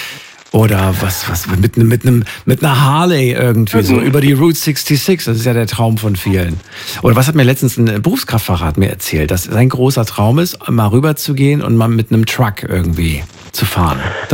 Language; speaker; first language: German; native; German